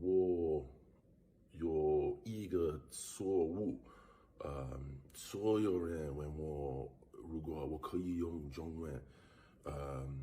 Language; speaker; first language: Chinese; non-native, learner; English